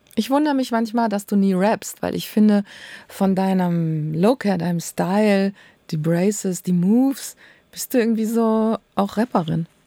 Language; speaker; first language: German; native; German